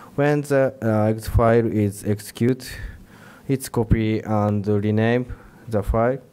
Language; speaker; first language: English; non-native, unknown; Japanese